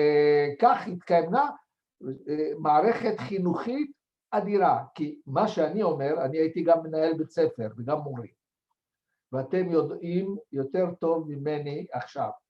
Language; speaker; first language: Hebrew; non-native, fluent; French